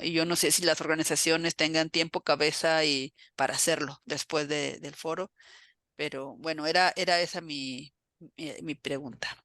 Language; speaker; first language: Spanish; native; Spanish